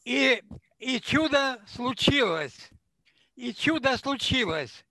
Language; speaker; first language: Russian; non-native, local second language; Ukrainian